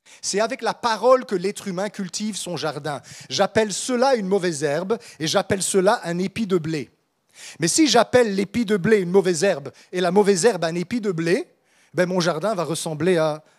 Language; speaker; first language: French; native; French